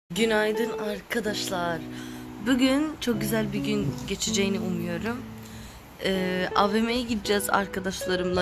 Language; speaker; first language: Turkish; early bilingual, other home language; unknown